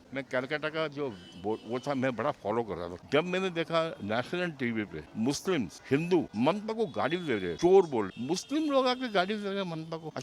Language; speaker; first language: Hindi; non-native, local second language; Bangla